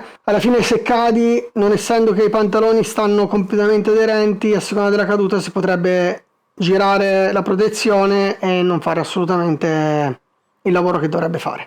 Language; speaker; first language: Italian; native; Italian